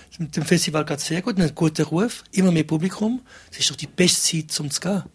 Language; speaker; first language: German; non-native, local second language; French